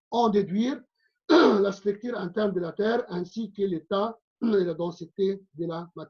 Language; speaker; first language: French; non-native, local second language; Arabic